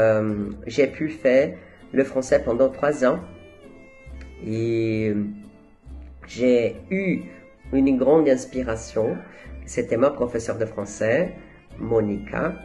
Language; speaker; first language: French; non-native, fluent; Portuguese